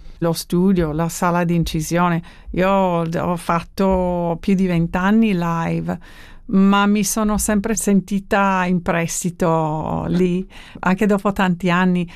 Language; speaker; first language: Italian; non-native, fluent; English